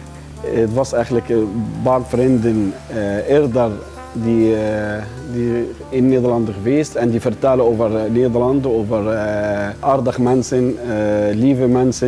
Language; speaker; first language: Dutch; non-native, fluent; Arabic